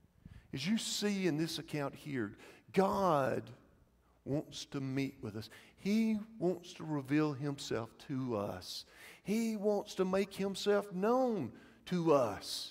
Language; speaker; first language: English; native; English